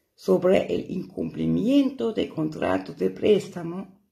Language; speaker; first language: Spanish; non-native, fluent; German